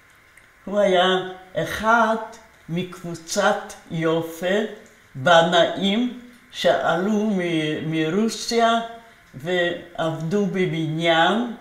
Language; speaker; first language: Hebrew; non-native, fluent; Polish